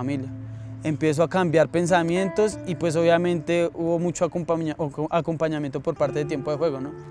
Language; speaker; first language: Spanish; native; Spanish